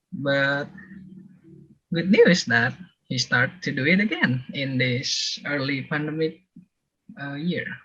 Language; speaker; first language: English; non-native, learner; Indonesian